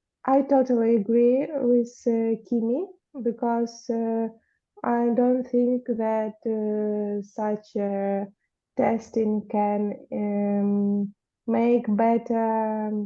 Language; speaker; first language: English; non-native, fluent; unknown